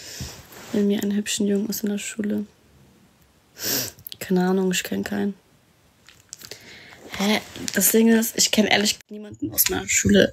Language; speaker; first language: German; early bilingual, other home language; Arabic